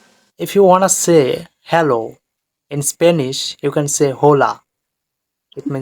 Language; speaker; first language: English; non-native, fluent; Bangla